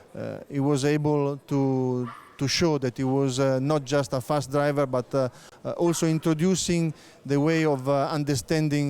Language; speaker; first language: English; non-native, fluent; Italian